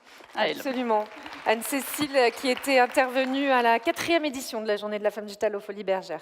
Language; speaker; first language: French; native; French